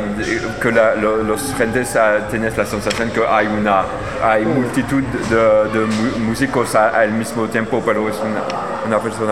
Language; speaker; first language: Spanish; non-native, learner; French